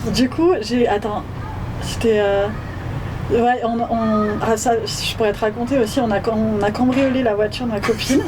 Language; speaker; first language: French; native; French